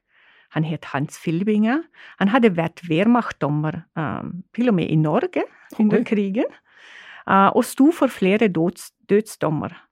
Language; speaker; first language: Norwegian; non-native, fluent; German